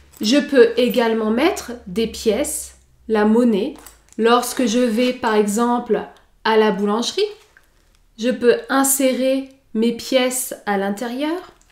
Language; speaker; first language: French; native; French